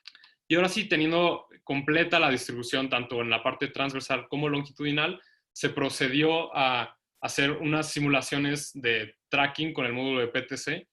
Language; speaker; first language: Spanish; native; Spanish